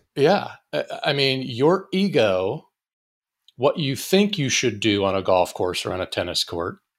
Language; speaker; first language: English; native; English